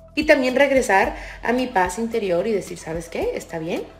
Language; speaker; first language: Spanish; early bilingual, other home language; English